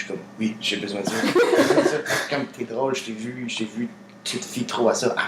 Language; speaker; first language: French; native; French